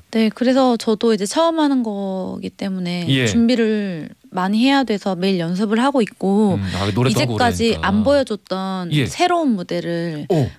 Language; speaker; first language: Korean; native; Korean